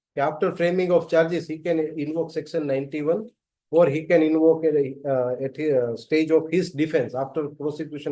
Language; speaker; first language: English; non-native, local second language; Gujarati